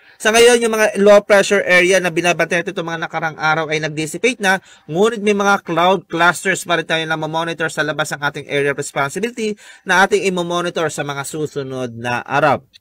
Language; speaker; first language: Filipino; native; Filipino